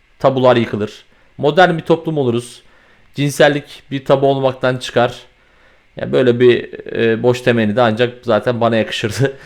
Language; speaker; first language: Turkish; native; Turkish